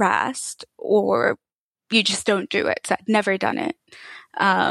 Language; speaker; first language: English; native; English